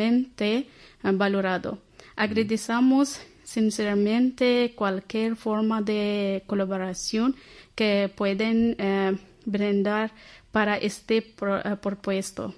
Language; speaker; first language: Spanish; non-native, learner; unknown